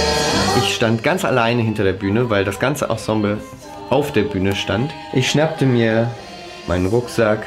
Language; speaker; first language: German; native; German